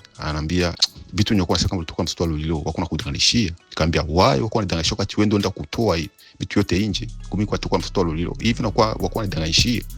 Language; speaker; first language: Swahili; non-native, local second language; Rundi